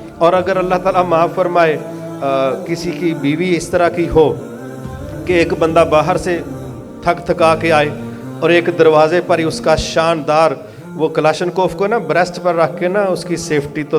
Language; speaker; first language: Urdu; non-native, local second language; Punjabi